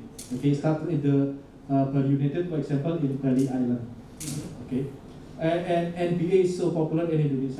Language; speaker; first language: English; non-native, learner; Indonesian